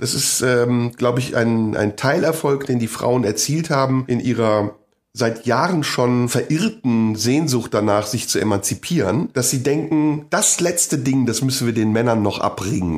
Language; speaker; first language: German; native; German